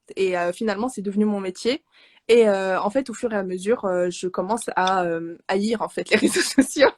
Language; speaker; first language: French; non-native, local second language; Arabic